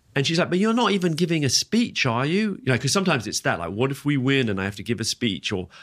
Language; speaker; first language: English; native; English